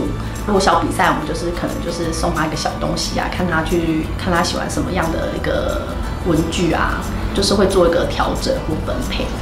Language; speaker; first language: Chinese; native; Chinese